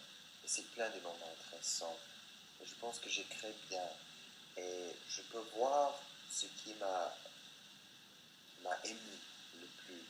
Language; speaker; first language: French; non-native, learner; English